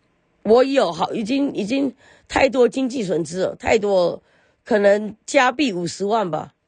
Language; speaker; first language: Chinese; early bilingual, heritage; Chinese